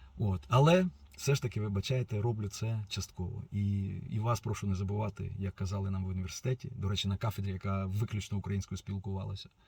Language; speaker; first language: Ukrainian; non-native, local second language; Russian